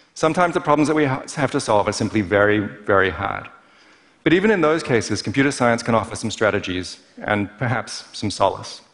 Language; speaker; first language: English; native; English